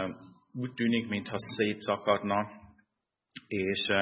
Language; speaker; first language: Hungarian; non-native, fluent; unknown